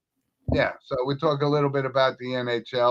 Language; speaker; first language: English; native; English